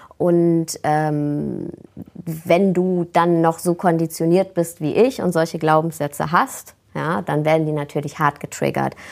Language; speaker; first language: German; native; German